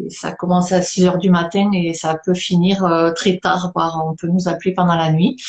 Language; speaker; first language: French; native; French